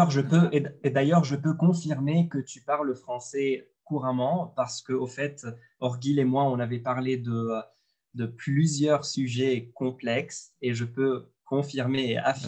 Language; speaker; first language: French; non-native, local second language; Arabic